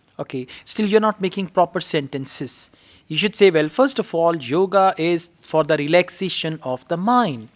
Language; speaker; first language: English; non-native, local second language; Urdu